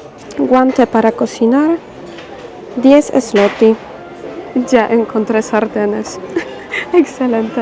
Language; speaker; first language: Spanish; non-native, fluent; Polish